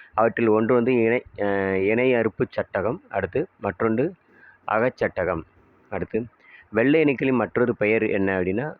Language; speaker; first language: Tamil; native; Tamil